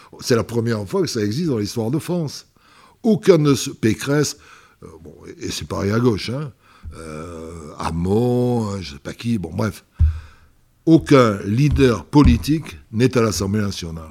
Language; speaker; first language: French; native; French